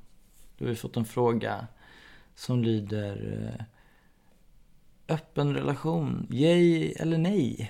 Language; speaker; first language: Swedish; native; Swedish